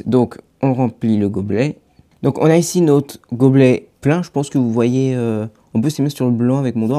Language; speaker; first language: French; native; French